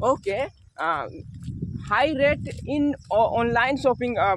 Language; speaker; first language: English; non-native, learner; Hindi